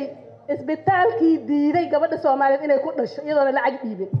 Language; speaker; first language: Somali; native; Somali